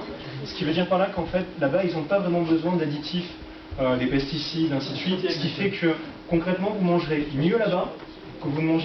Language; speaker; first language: French; native; French